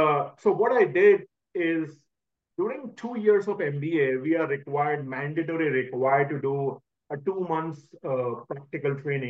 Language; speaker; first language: English; non-native, local second language; Hindi